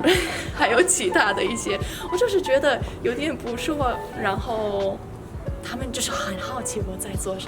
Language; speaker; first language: Chinese; non-native, fluent; English